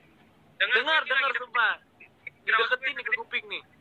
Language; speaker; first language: Indonesian; native; Indonesian